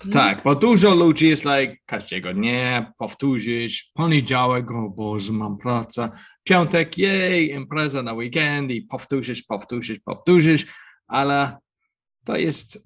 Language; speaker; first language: Polish; non-native, learner; English